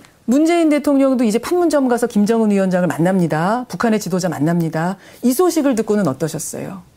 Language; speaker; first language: Korean; native; Korean